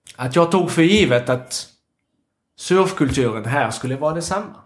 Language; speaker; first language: Swedish; non-native, fluent; French